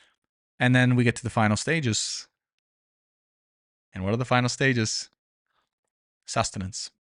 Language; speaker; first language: English; native; English